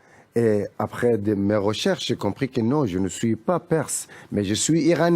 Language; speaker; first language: French; non-native, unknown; Persian